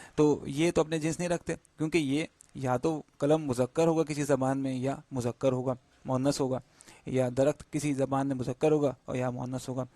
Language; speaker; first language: Urdu; native; Urdu